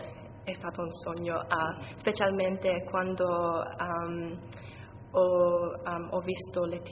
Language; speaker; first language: Italian; non-native, learner; English